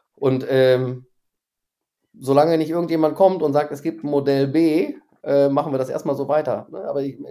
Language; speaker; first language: German; native; German